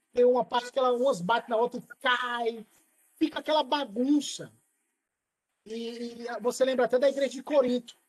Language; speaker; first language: Portuguese; native; Portuguese